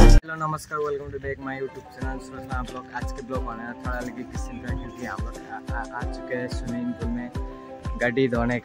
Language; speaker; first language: Hindi; non-native, local second language; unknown